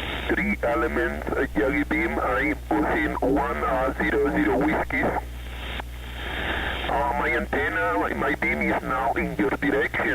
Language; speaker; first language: English; non-native, learner; Spanish